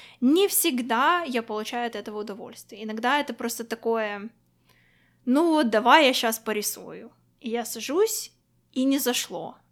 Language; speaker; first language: Russian; non-native, local second language; Ukrainian